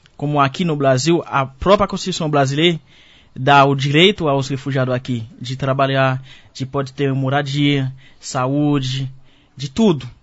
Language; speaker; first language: Portuguese; non-native, fluent; Haitian Creole